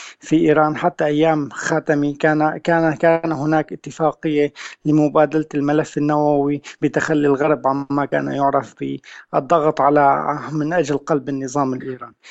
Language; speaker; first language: Arabic; native; Arabic